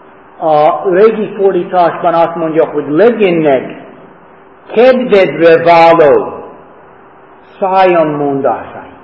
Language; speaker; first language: Hungarian; non-native, fluent; English